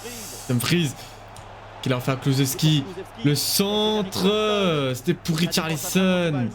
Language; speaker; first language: French; native; French